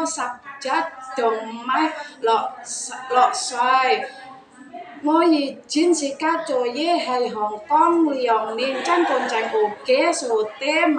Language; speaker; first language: Cantonese; non-native, learner; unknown